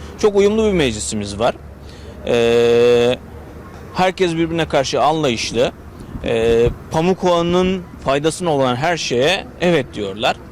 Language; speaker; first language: Turkish; native; Turkish